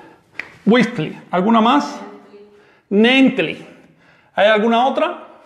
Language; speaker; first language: Spanish; native; Spanish